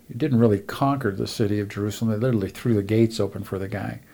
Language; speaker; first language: English; native; English